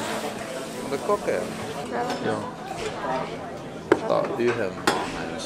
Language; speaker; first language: Finnish; non-native, learner; Chinese